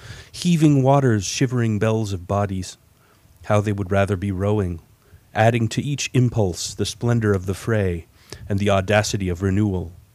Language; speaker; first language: English; native; English